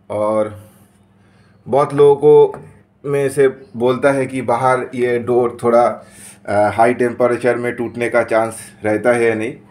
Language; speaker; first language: Hindi; non-native, local second language; Bangla